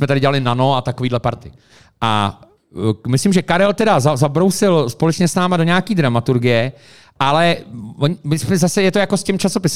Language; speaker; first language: Czech; native; Czech